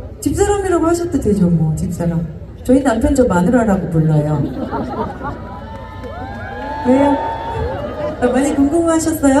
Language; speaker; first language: Korean; native; Korean